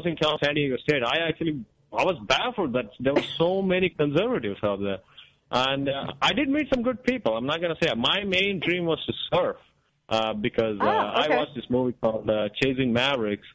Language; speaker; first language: English; non-native, local second language; Kannada